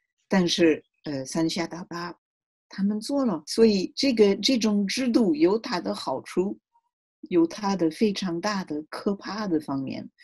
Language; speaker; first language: Chinese; non-native, fluent; French